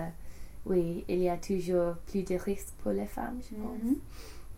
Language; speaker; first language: French; non-native, learner; English